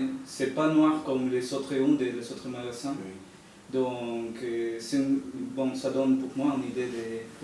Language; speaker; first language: French; non-native, fluent; Spanish